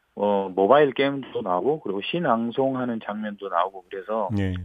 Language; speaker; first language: Korean; native; Korean